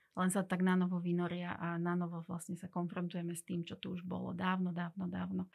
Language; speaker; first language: Slovak; non-native, local second language; Hungarian